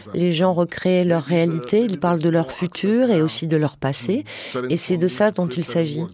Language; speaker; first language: French; non-native, fluent; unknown